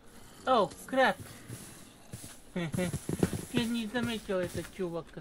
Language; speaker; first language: Russian; non-native, learner; Latvian